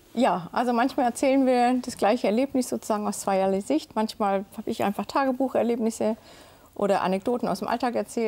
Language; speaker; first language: German; native; German